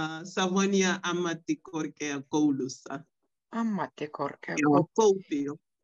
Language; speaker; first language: Finnish; non-native, learner; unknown